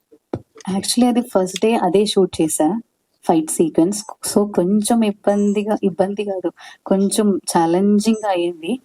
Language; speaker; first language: Telugu; non-native, learner; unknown